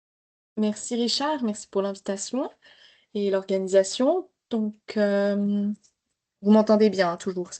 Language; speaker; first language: French; native; French